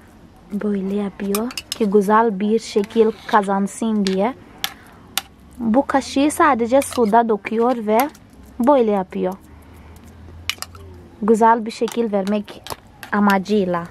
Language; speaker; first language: Turkish; non-native, fluent; Portuguese